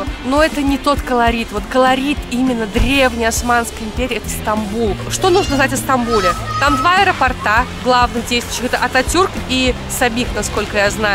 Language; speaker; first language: Russian; native; Russian